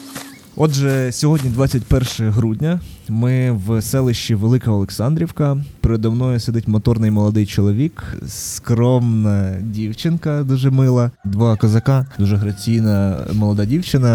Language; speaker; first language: Ukrainian; native; Ukrainian